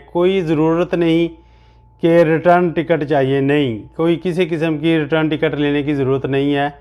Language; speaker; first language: Urdu; non-native, local second language; Punjabi